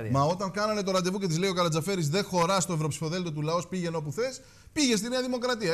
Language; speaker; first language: Greek; native; Greek